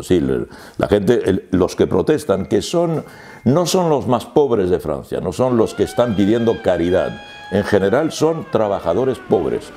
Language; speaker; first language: Spanish; native; Spanish